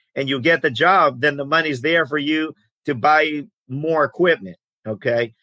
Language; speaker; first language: English; early bilingual, other home language; Greek